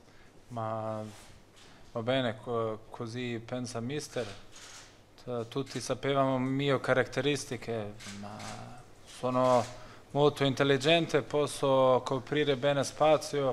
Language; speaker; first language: Italian; non-native, learner; Bosnian